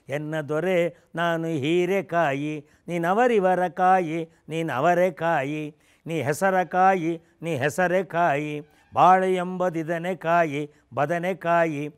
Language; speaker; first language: Kannada; non-native, local second language; Tamil